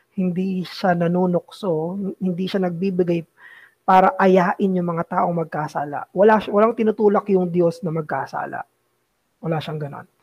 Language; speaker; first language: Filipino; native; Filipino